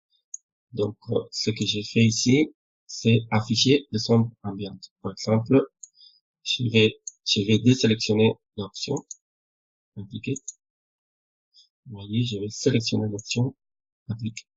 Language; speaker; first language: French; non-native, fluent; Spanish